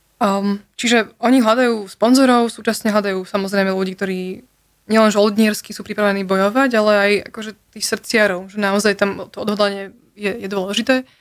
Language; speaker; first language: Slovak; native; Slovak